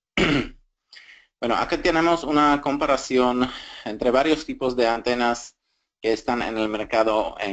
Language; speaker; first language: Spanish; non-native, fluent; Slovak